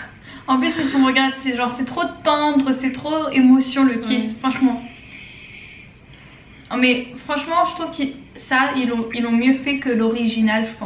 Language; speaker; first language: French; native; French